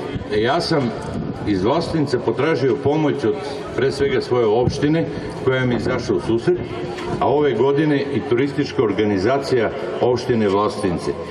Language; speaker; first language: Bosnian; native; Bosnian